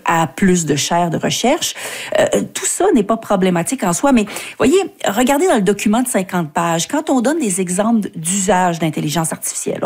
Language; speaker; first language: French; native; French